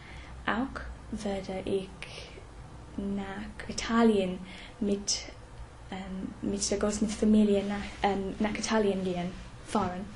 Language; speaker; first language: German; non-native, fluent; English